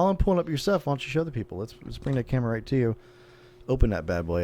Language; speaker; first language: English; native; English